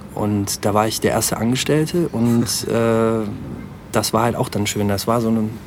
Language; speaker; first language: German; native; German